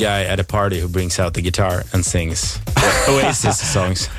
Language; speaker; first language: English; non-native, fluent; Swedish